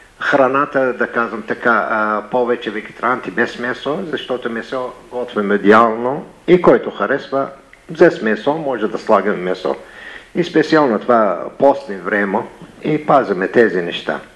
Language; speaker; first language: Bulgarian; non-native, learner; Arabic